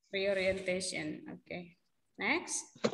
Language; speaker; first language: English; non-native, learner; Indonesian